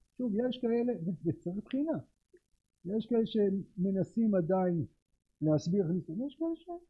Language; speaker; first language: Hebrew; native; Hebrew